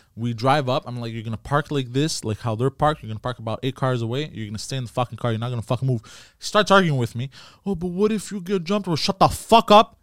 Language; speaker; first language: English; native; English